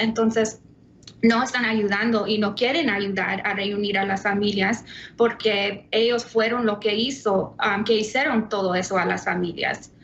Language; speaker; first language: Spanish; early bilingual, heritage; Spanish